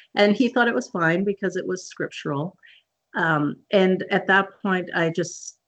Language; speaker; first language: English; native; English